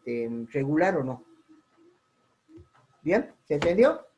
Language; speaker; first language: Spanish; native; Spanish